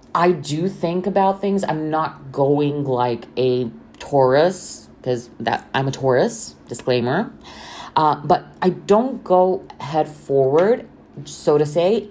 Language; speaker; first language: English; non-native, fluent; Romanian